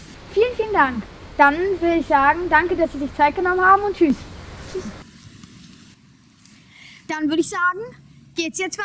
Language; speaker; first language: German; native; German